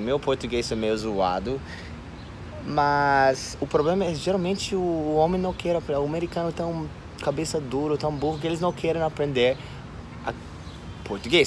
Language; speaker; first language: Portuguese; non-native, fluent; English